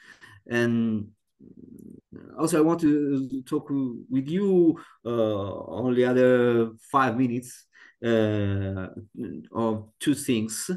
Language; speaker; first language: English; non-native, learner; Italian